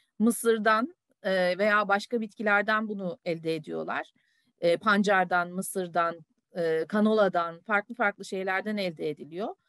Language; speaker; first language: Turkish; native; Turkish